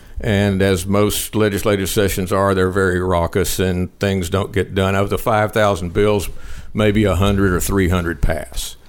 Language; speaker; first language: English; native; English